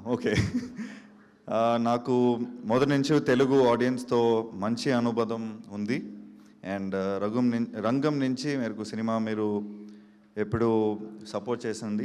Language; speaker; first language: Telugu; non-native, learner; Tamil